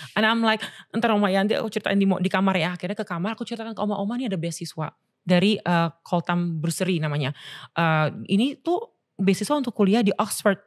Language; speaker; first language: Indonesian; native; Indonesian